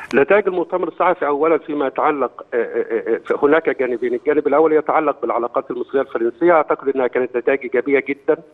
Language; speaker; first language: Egyptian Arabic; native; Egyptian Arabic